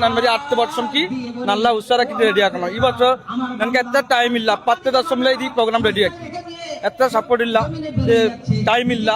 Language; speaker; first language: Malayalam; non-native, learner; Bangla